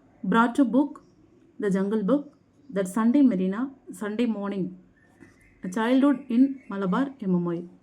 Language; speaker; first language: English; non-native, local second language; Tamil